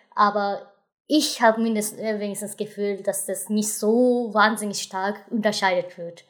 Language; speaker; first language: German; non-native, fluent; Japanese